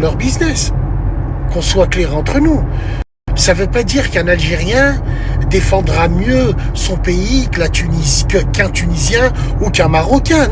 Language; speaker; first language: French; native; French